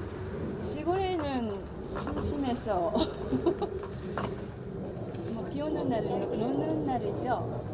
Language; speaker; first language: Korean; non-native, fluent; Japanese